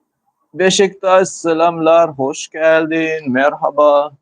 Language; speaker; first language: Turkish; non-native, learner; Filipino